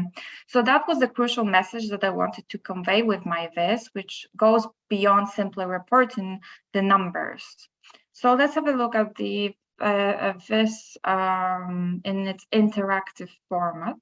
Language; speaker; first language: English; non-native, fluent; Polish